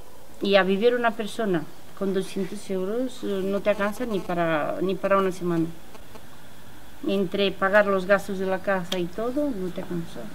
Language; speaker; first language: Spanish; non-native, fluent; Romanian